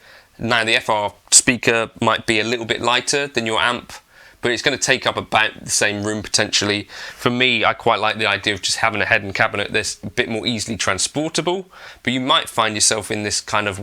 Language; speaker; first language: English; native; English